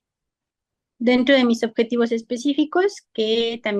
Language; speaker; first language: Spanish; native; Spanish